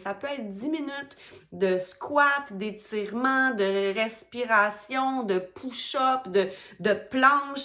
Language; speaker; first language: French; native; French